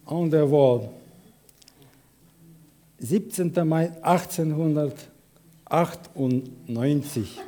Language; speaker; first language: German; non-native, fluent; Russian